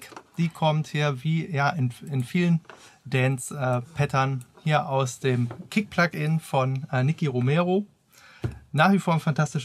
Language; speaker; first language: German; native; German